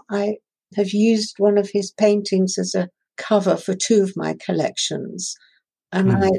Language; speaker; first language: English; non-native, local second language; Persian